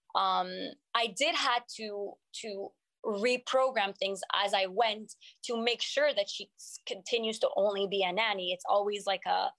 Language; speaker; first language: English; non-native, fluent; French